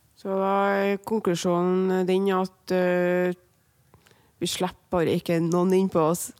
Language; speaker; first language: Norwegian; native; Norwegian